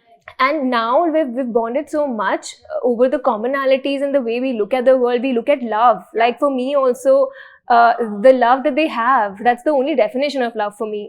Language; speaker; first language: English; non-native, local second language; Hindi